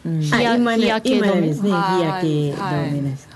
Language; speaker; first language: Japanese; non-native, fluent; Filipino